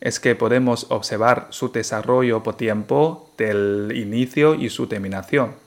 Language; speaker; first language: Spanish; non-native, fluent; Chinese